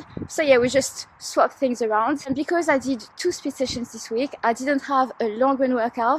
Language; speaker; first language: English; native; English